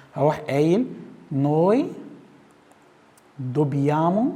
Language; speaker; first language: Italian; non-native, fluent; Arabic